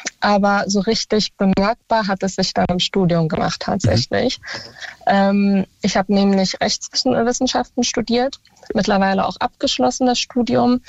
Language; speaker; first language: German; early bilingual, other home language; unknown